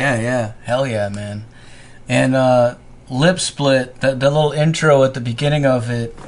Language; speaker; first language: English; native; English